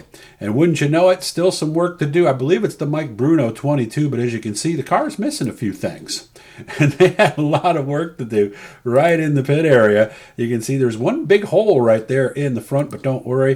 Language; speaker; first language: English; native; English